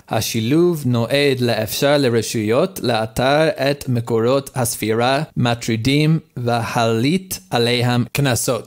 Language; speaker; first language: Hebrew; non-native, learner; English